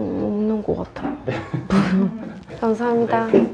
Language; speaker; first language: Korean; non-native, fluent; Arabic